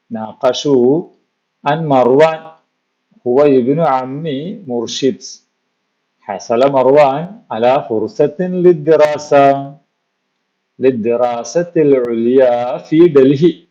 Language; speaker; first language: Arabic; non-native, fluent; Malayalam